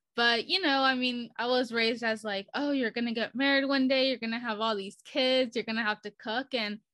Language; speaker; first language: English; early bilingual, other home language; Spanish